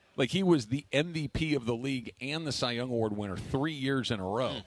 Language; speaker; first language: English; native; English